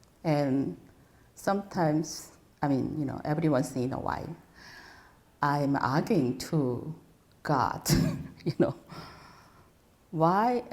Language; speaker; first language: English; non-native, fluent; Korean